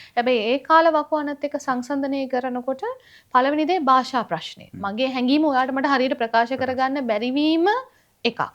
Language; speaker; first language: Sinhala; non-native, local second language; Tamil